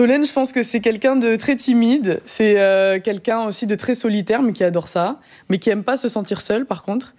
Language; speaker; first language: French; native; French